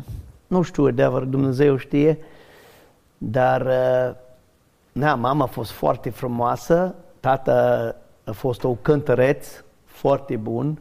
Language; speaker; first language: Romanian; non-native, learner; English